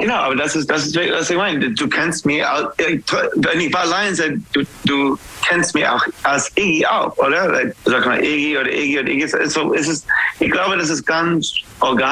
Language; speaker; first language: German; non-native, fluent; English